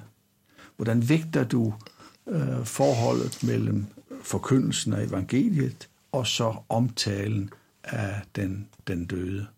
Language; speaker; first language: Danish; native; Danish